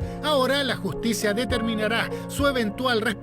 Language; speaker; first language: Spanish; native; Spanish